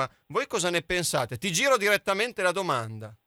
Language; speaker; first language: Italian; native; Italian